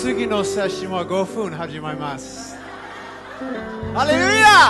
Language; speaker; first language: Japanese; non-native, learner; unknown